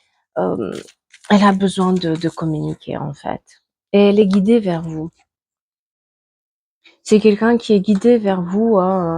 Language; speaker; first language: French; native; French